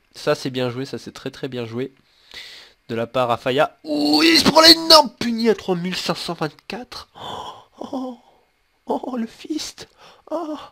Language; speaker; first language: French; native; French